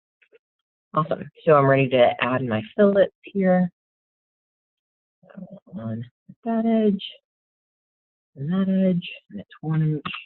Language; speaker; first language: English; native; English